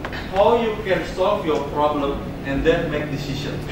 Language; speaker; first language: English; non-native, learner; Indonesian